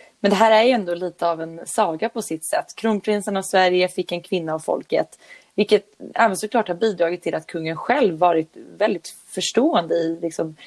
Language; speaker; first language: Swedish; native; Swedish